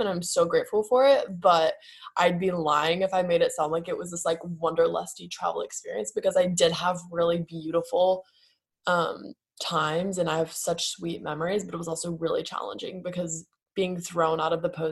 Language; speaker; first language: English; native; English